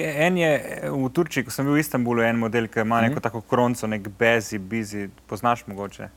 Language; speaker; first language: Slovenian; early bilingual, heritage; Slovenian